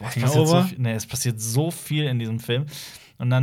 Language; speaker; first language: German; native; German